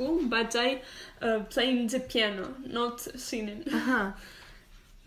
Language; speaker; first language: English; non-native, learner; Ukrainian